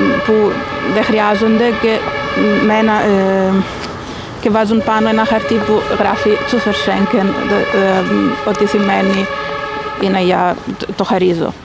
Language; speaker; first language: Greek; early bilingual, heritage; Greek